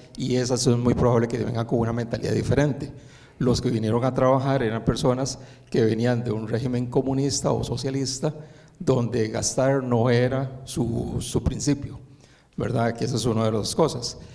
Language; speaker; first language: Spanish; early bilingual, other home language; Chinese